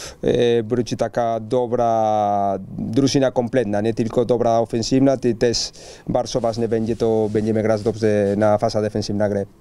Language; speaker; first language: Polish; non-native, learner; Spanish